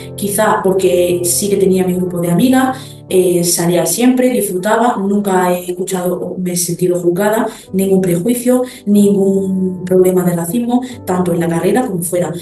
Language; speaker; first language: Spanish; early bilingual, other home language; Arabic